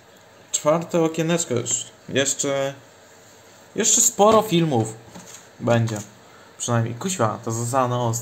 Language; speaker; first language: Polish; native; Polish